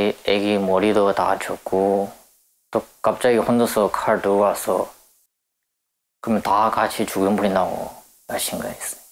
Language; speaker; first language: Korean; non-native, learner; Chinese